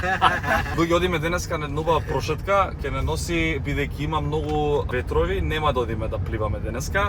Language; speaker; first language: Macedonian; native; Macedonian